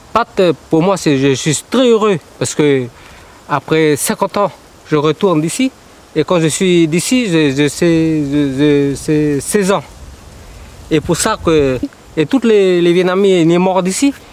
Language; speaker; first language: French; early bilingual, other home language; Vietnamese